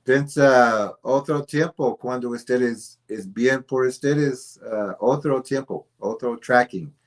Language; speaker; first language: Spanish; non-native, learner; English